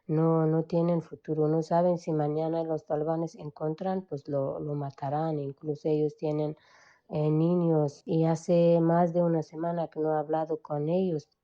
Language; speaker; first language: Spanish; non-native, fluent; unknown